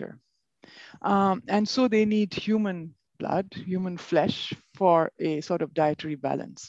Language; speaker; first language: English; non-native, local second language; Bangla